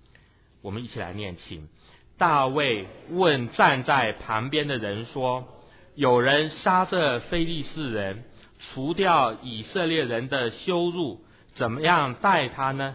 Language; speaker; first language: Chinese; native; Chinese